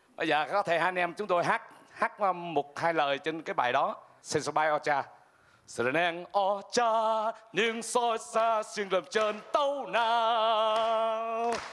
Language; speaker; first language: Vietnamese; native; Vietnamese